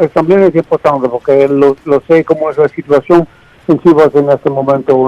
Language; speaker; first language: Spanish; non-native, fluent; Dutch